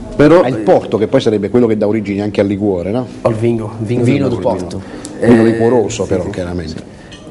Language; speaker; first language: Italian; non-native, learner; Portuguese